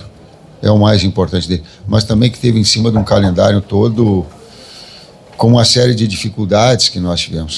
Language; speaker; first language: Portuguese; native; Portuguese